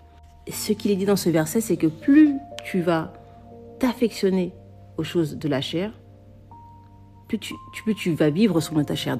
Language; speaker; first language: French; native; French